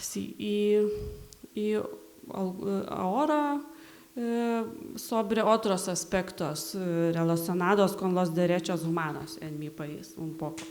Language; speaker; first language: Spanish; non-native, learner; Lithuanian